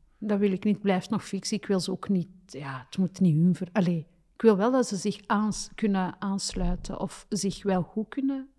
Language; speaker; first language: Dutch; early bilingual, other home language; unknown